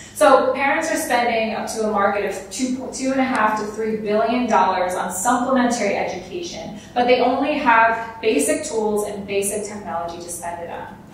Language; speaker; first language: English; native; English